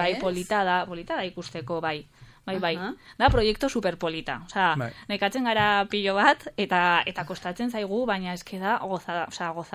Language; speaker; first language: Basque; non-native, local second language; Spanish